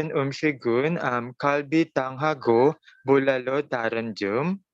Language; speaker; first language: Korean; non-native, learner; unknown